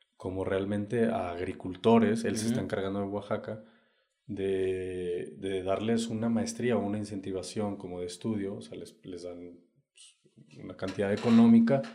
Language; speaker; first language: Spanish; native; Spanish